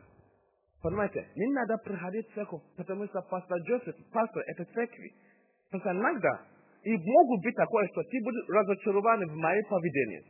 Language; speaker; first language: Russian; non-native, fluent; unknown